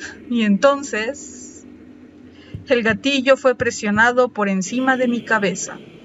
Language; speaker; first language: Spanish; native; Spanish